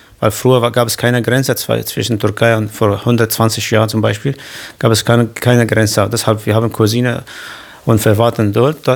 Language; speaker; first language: German; non-native, learner; Kurdish